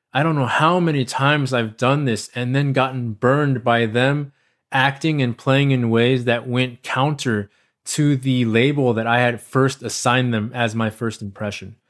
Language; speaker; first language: English; native; English